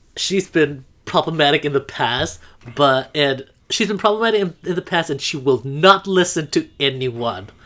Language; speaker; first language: English; non-native, fluent; Burmese